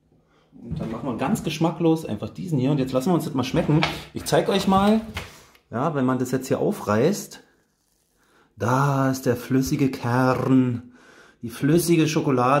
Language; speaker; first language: German; native; German